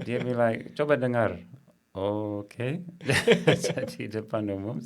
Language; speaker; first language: Indonesian; non-native, fluent; English